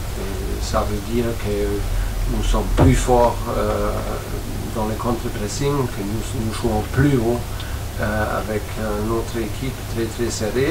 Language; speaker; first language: French; non-native, fluent; German